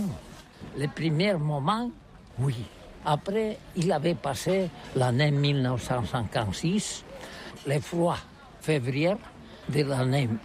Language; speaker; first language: French; non-native, learner; Catalan